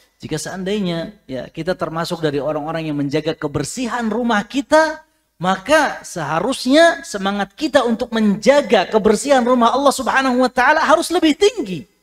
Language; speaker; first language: Indonesian; native; Indonesian